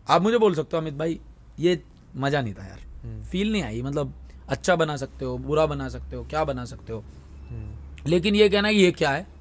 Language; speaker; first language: Hindi; native; Hindi